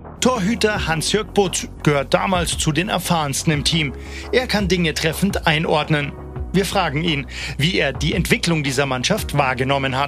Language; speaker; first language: German; native; German